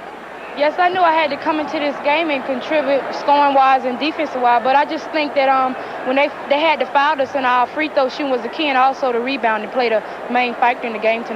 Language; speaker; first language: English; native; English